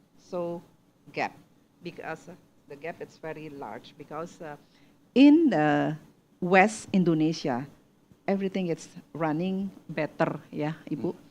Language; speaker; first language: English; non-native, learner; Indonesian